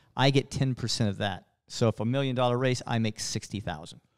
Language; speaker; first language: English; native; English